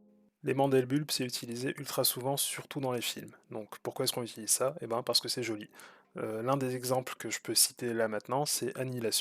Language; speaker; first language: French; native; French